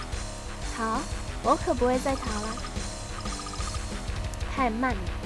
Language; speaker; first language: Chinese; native; Chinese